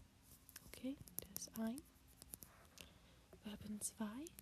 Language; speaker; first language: German; non-native, learner; English